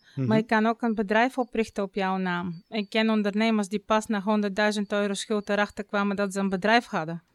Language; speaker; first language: Dutch; non-native, fluent; Bulgarian